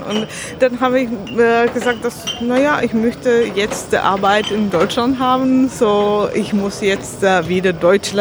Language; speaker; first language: German; non-native, learner; Slovak